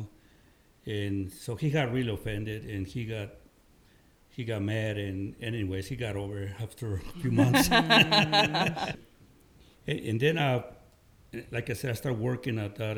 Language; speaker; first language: English; non-native, fluent; Spanish